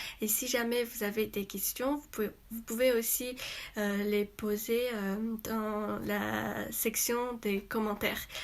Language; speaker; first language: French; non-native, fluent; Chinese